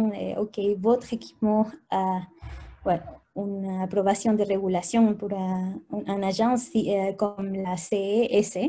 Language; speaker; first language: French; non-native, fluent; Spanish